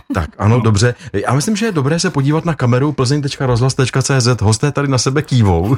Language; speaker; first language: Czech; native; Czech